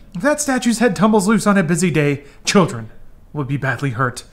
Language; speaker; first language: English; native; English